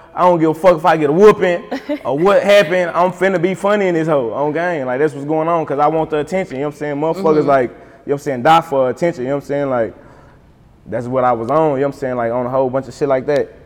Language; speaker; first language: English; native; English